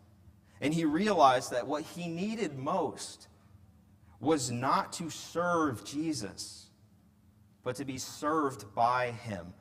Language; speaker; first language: English; native; English